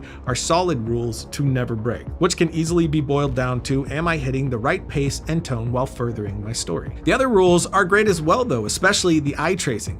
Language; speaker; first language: English; native; English